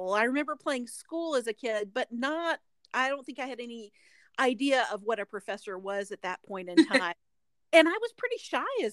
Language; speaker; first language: English; native; English